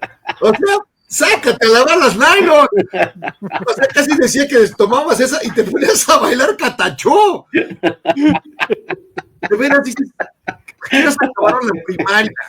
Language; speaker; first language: Spanish; native; Spanish